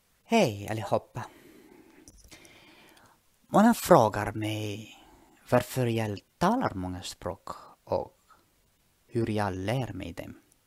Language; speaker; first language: Swedish; non-native, fluent; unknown